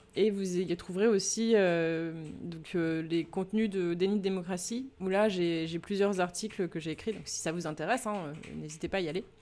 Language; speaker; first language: French; native; French